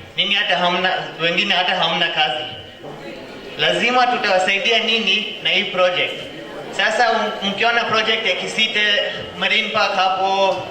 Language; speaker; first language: Swahili; non-native, local second language; Luo (Kenya and Tanzania)